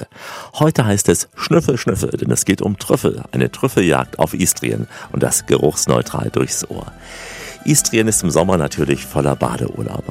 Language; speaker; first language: German; native; German